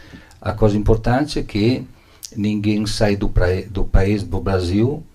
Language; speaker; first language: Portuguese; non-native, learner; Italian